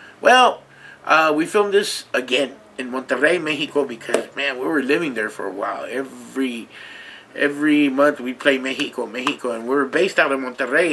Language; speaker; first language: English; early bilingual, other home language; Spanish